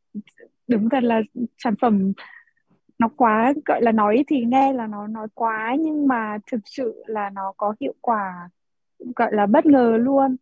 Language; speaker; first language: Vietnamese; early bilingual, heritage; Vietnamese